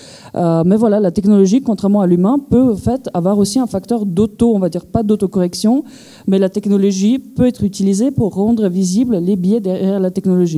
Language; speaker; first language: French; native; French